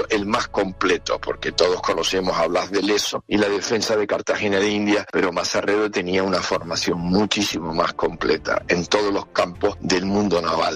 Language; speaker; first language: Spanish; native; Spanish